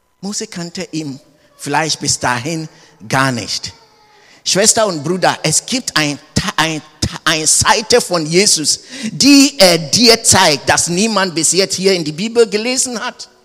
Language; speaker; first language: German; non-native, learner; English